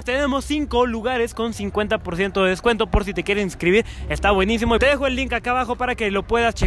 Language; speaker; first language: Spanish; native; Spanish